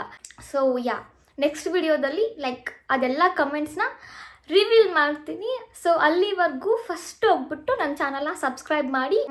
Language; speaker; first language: Kannada; native; Kannada